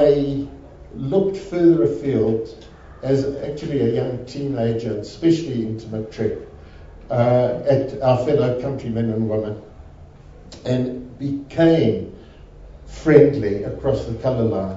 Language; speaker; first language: English; native; English